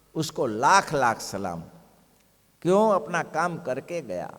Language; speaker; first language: Hindi; non-native, local second language; Gujarati